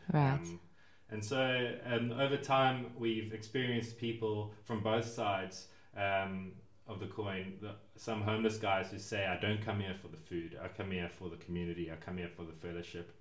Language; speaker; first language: English; native; English